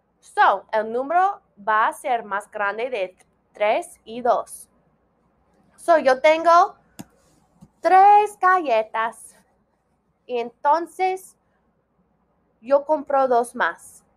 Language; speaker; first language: Spanish; non-native, fluent; English